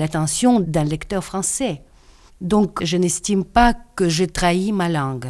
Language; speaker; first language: French; non-native, fluent; Russian